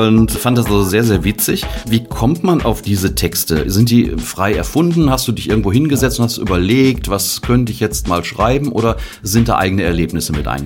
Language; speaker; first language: German; native; German